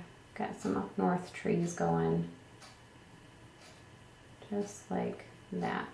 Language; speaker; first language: English; native; English